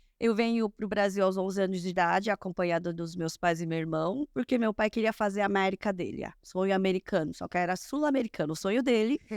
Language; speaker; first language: Portuguese; early bilingual, other home language; Korean